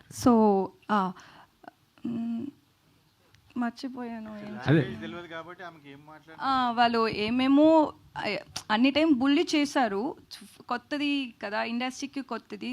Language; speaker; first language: Telugu; non-native, learner; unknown